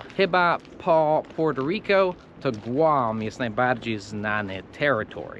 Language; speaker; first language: Polish; non-native, fluent; English